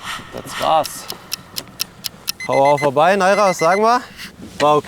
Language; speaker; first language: German; native; German